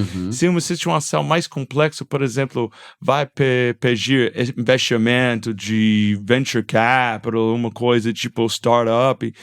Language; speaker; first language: Portuguese; non-native, fluent; English